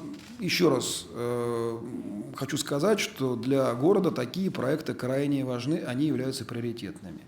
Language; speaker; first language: Russian; native; Russian